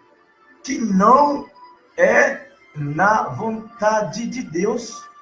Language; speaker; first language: Portuguese; non-native, learner; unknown